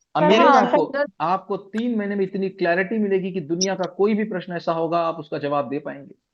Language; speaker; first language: Hindi; native; Hindi